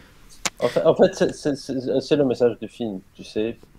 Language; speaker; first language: French; non-native, learner; Arabic